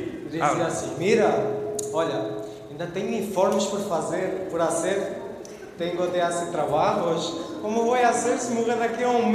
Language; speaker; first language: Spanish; non-native, fluent; Portuguese